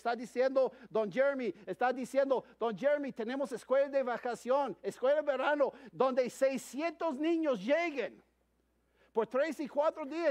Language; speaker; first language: Spanish; non-native, fluent; English